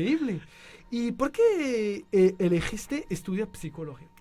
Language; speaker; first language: Spanish; non-native, learner; French